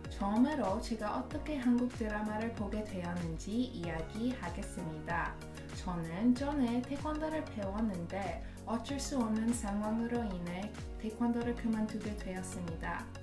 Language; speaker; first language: Korean; non-native, learner; Persian